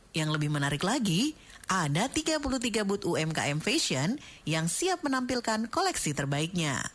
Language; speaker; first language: Indonesian; native; Indonesian